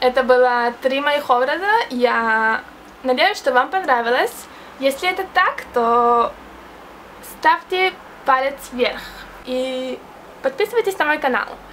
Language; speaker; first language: Russian; early bilingual, heritage; Russian